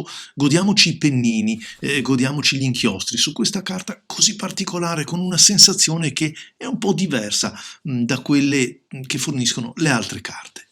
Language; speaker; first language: Italian; native; Italian